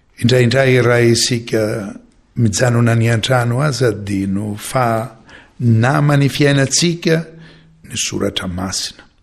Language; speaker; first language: Malagasy; non-native, fluent; Maltese